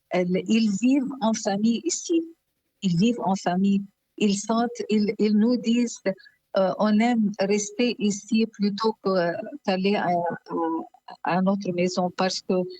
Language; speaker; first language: French; non-native, local second language; Arabic